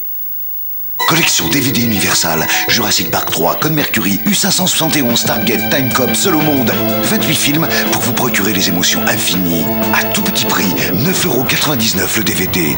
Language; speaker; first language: French; native; French